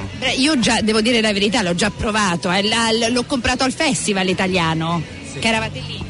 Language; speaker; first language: Italian; native; Italian